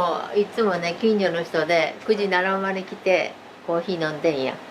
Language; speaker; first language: Japanese; native; Japanese